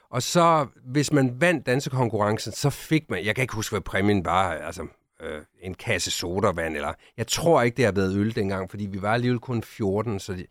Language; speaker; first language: Danish; native; Danish